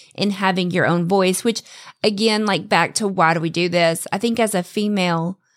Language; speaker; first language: English; native; English